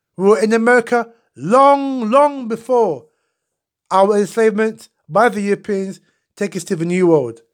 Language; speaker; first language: English; non-native, local second language; Akan